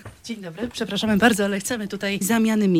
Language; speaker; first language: Polish; native; Polish